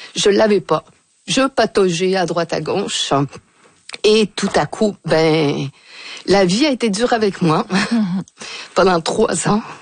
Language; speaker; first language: French; early bilingual, other home language; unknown